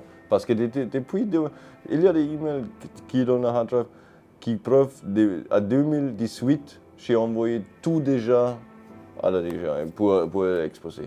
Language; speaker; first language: French; non-native, learner; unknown